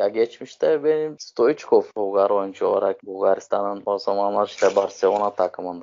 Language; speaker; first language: Turkish; native; Turkish